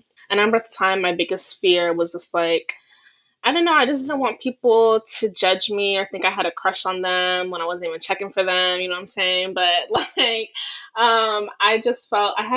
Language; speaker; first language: English; native; English